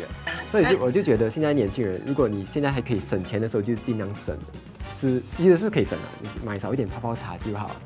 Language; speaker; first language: Chinese; native; Chinese